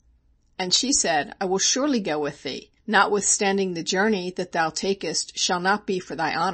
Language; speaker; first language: English; native; English